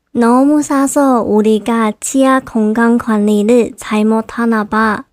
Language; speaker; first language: Korean; non-native, local second language; Chinese